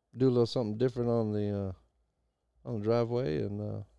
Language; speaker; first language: English; native; English